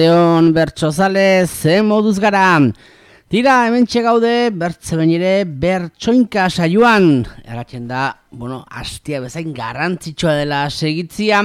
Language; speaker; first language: Basque; native; Basque